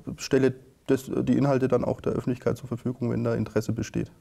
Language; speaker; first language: German; native; German